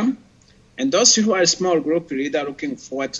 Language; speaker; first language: English; non-native, local second language; Kinyarwanda